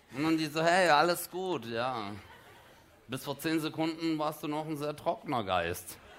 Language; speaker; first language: German; early bilingual, other home language; Turkish